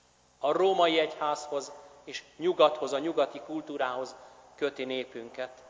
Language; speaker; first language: Hungarian; native; Hungarian